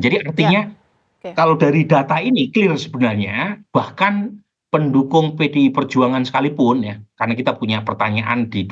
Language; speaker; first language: Indonesian; native; Indonesian